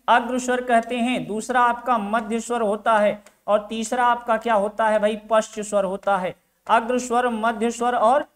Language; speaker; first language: Hindi; native; Hindi